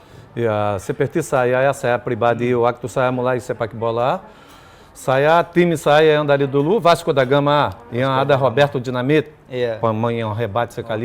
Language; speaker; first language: Indonesian; non-native, fluent; Portuguese